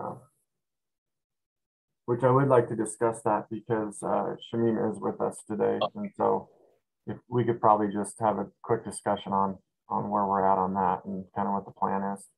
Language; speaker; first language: English; native; English